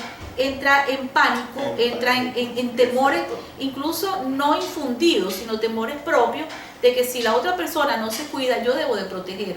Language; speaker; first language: Spanish; native; Spanish